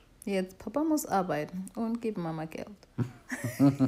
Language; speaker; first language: German; non-native, learner; North Ndebele